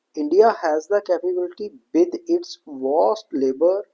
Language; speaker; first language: English; non-native, local second language; Punjabi